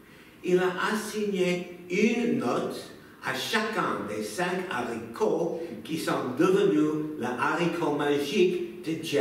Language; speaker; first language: French; non-native, fluent; English